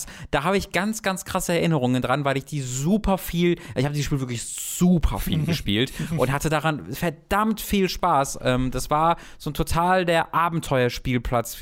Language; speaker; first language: German; native; German